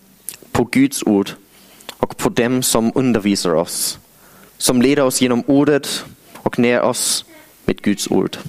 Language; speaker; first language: Swedish; non-native, fluent; English